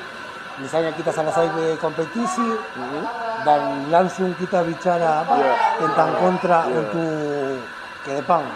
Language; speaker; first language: Indonesian; non-native, fluent; Spanish